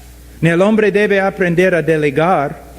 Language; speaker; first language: Spanish; non-native, fluent; English